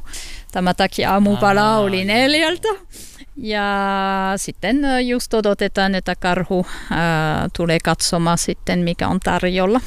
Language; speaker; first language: Finnish; non-native, learner; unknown